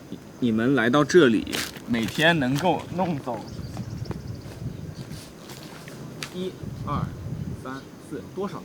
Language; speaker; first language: Chinese; native; Chinese